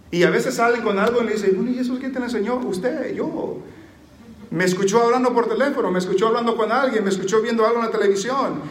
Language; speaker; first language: Spanish; early bilingual, heritage; Spanish